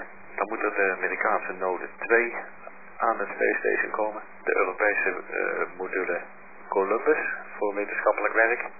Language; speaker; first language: Dutch; native; Dutch